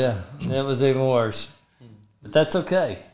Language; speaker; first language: English; native; English